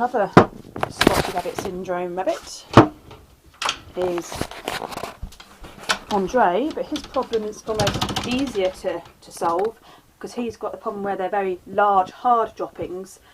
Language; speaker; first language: English; native; English